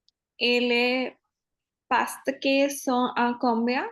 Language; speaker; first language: French; non-native, learner; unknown